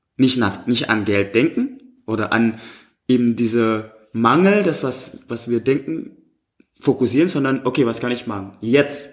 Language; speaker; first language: German; non-native, fluent; Indonesian